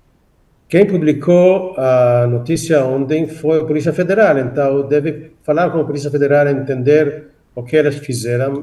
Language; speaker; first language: Portuguese; non-native, fluent; Hebrew